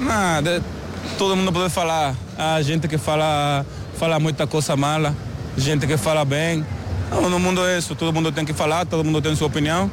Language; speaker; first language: Portuguese; non-native, learner; Spanish